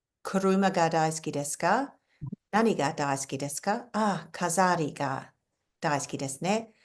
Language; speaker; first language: Japanese; non-native, fluent; English